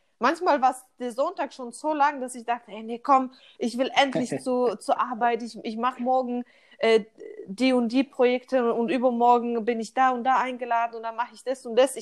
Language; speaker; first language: German; non-native, fluent; Polish